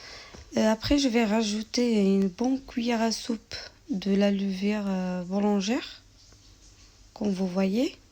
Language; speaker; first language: French; non-native, local second language; Arabic